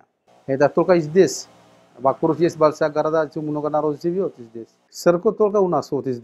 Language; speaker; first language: Russian; non-native, learner; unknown